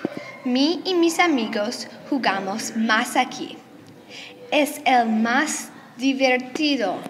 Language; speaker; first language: Spanish; non-native, learner; English